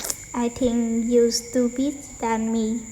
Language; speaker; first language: English; non-native, learner; Vietnamese